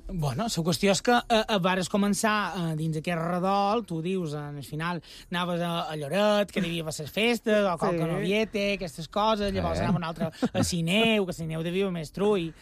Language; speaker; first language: Catalan; native; Catalan